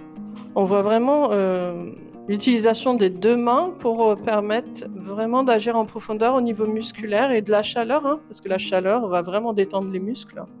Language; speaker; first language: French; native; French